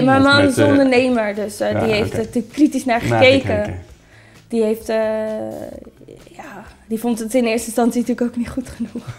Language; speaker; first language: Dutch; native; Dutch